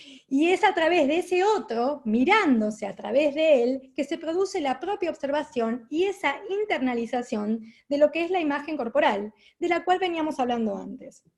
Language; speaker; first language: Spanish; native; Spanish